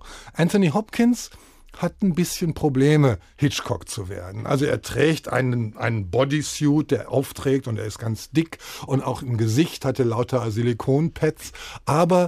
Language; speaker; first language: German; native; German